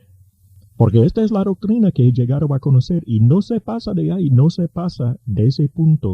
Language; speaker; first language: Spanish; native; Spanish